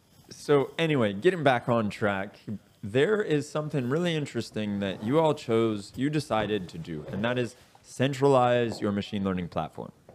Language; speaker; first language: English; native; English